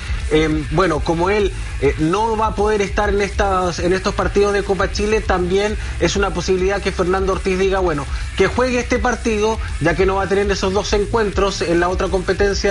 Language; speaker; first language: Spanish; native; Spanish